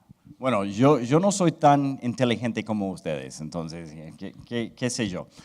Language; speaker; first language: Spanish; non-native, fluent; English